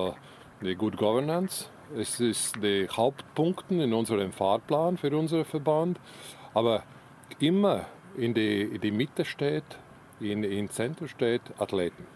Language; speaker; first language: German; non-native, learner; Latvian